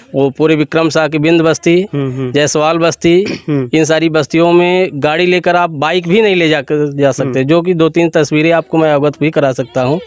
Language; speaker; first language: Hindi; native; Hindi